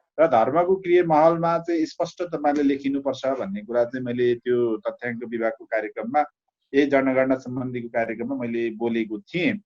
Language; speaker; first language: Nepali; non-native, local second language; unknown